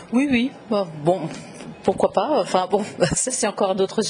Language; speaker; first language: French; native; French